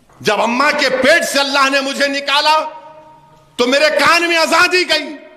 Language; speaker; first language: Urdu; native; Urdu